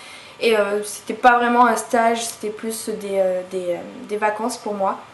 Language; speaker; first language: French; native; French